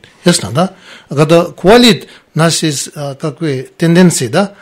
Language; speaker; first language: Russian; non-native, learner; Tibetan